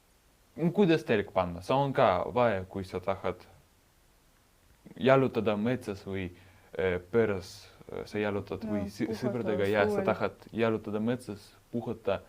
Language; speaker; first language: Estonian; non-native, local second language; Russian